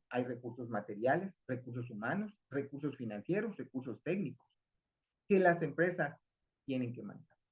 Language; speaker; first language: Spanish; native; Spanish